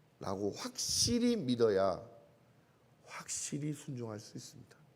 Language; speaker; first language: Korean; native; Korean